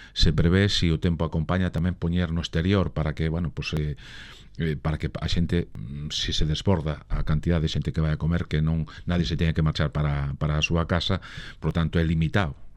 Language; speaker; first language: Galician; native; Galician